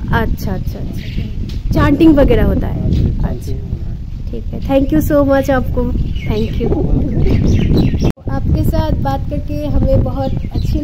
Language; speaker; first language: Hindi; non-native, local second language; Bangla